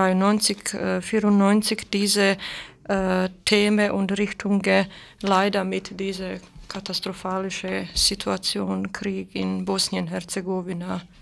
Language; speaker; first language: German; non-native, learner; Bosnian